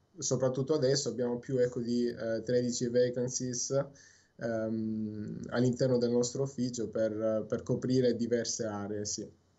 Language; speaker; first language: Italian; native; Italian